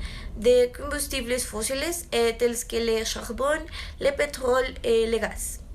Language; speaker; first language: French; non-native, learner; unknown